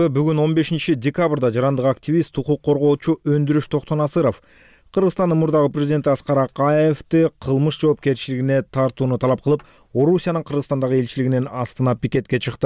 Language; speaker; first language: Kyrgyz; native; Kyrgyz